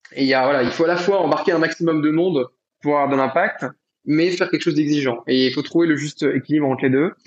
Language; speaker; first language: French; native; French